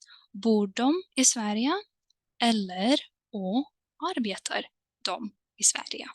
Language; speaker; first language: Swedish; non-native, fluent; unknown